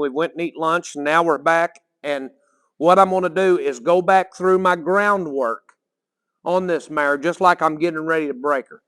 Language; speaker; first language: English; native; English